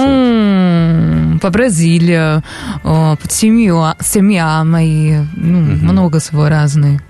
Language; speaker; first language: Russian; non-native, learner; Portuguese